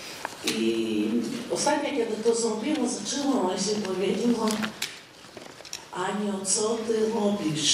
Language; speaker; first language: Polish; non-native, fluent; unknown